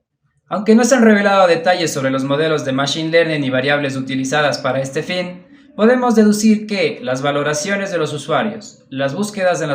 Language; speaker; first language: Spanish; native; Spanish